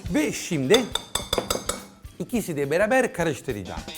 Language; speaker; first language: Turkish; non-native, fluent; Italian